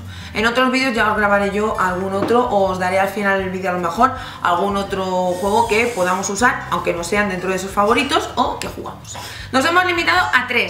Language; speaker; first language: Spanish; native; Spanish